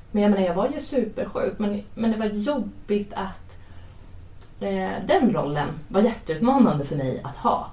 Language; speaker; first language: Swedish; native; Swedish